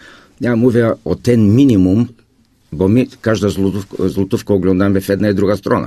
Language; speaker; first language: Polish; non-native, fluent; Bulgarian